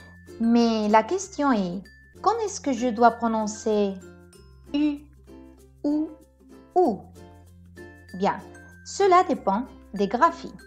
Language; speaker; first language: French; non-native, fluent; Spanish